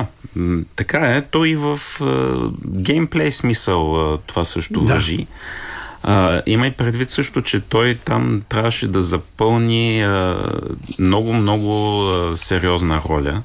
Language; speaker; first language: Bulgarian; native; Bulgarian